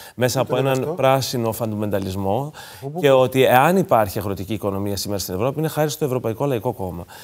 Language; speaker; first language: Greek; native; Greek